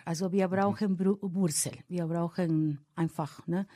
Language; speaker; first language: German; non-native, fluent; Spanish